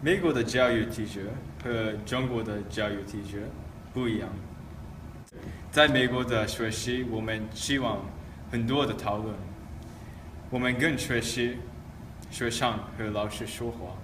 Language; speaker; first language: Chinese; non-native, learner; English